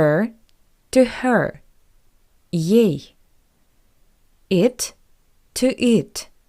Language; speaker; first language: English; non-native, fluent; Russian